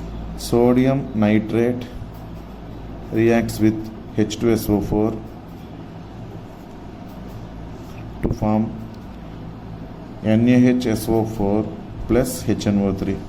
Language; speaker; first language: English; non-native, local second language; Telugu